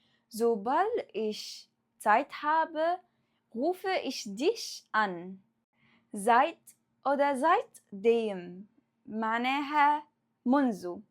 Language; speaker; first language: German; non-native, fluent; Arabic